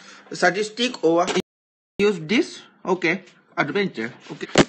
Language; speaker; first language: English; non-native, learner; Japanese